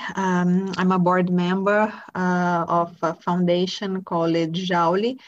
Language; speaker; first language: English; non-native, fluent; Portuguese